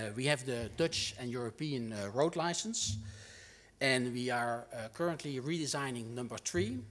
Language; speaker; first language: English; non-native, fluent; Dutch